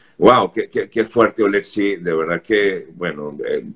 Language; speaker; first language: Spanish; native; Spanish